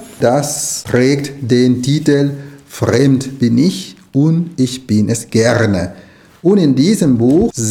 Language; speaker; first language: German; non-native, fluent; Spanish